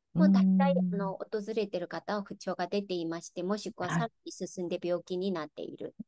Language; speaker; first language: Japanese; non-native, fluent; Chinese